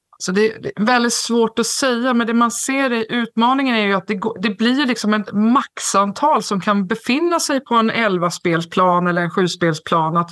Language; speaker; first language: Swedish; native; Swedish